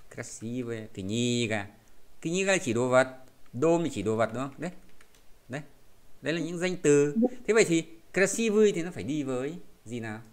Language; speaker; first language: Vietnamese; native; Vietnamese